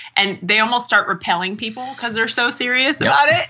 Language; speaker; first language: English; native; English